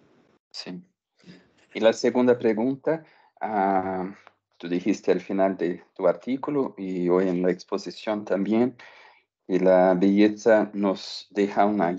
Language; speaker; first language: Spanish; non-native, fluent; Portuguese